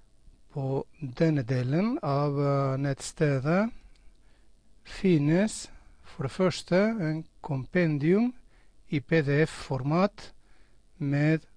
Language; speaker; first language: Norwegian; non-native, fluent; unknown